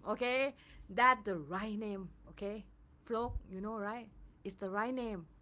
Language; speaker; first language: English; non-native, learner; Thai